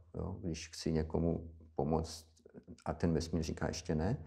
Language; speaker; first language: Czech; native; Czech